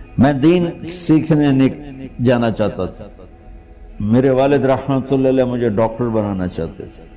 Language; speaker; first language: Urdu; non-native, local second language; Punjabi